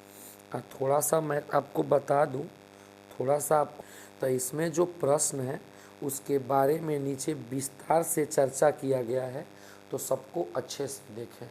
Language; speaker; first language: Hindi; native; Hindi